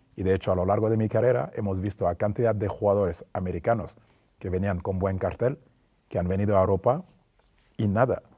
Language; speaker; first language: Spanish; non-native, fluent; French